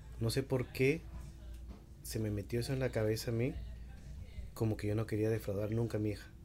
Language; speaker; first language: Spanish; native; Spanish